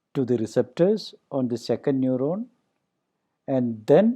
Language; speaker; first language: English; non-native, local second language; Malayalam